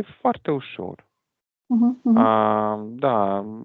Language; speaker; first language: Romanian; non-native, fluent; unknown